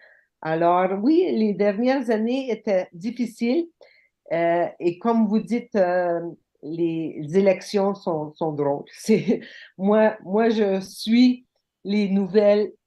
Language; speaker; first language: French; non-native, local second language; English